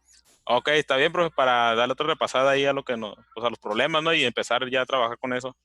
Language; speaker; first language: Spanish; native; Spanish